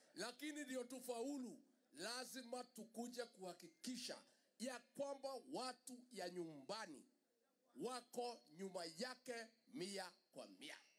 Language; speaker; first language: Swahili; non-native, local second language; Kikuyu